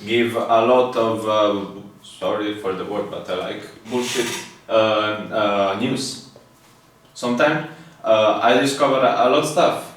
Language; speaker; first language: English; non-native, fluent; Italian